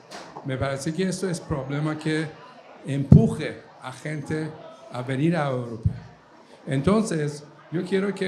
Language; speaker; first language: Spanish; non-native, fluent; Persian